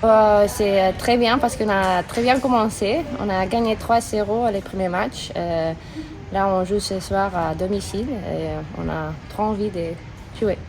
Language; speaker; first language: French; non-native, fluent; Spanish